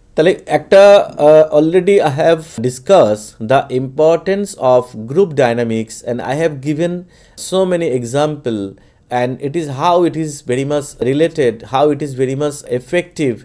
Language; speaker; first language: English; non-native, local second language; Bangla